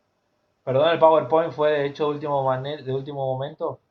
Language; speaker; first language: Spanish; native; Spanish